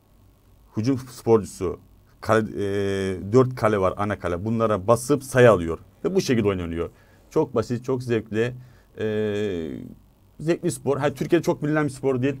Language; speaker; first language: Turkish; native; Turkish